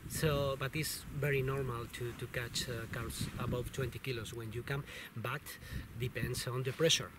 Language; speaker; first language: English; non-native, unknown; Spanish